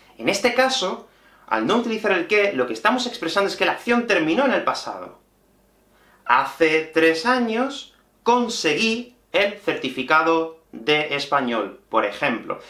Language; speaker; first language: Spanish; native; Spanish